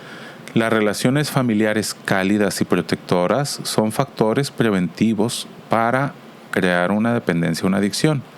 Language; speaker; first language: Spanish; native; Spanish